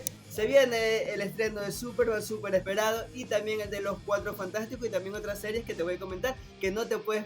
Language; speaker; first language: Spanish; native; Spanish